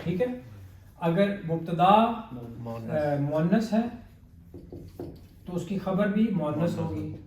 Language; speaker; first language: Urdu; native; Urdu